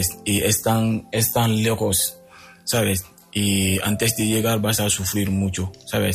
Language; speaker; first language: Spanish; non-native, local second language; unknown